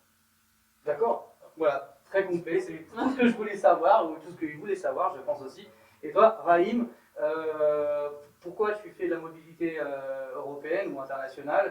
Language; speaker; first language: French; native; French